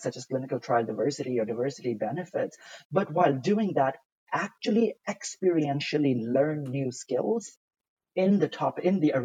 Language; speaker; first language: English; non-native, local second language; Urdu